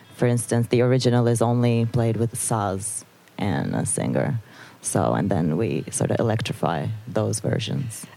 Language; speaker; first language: English; non-native, fluent; Turkish